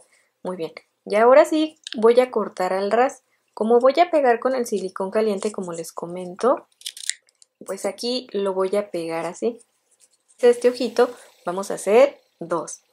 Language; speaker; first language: Spanish; native; Spanish